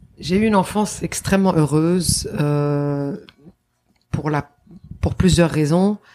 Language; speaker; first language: French; non-native, local second language; Arabic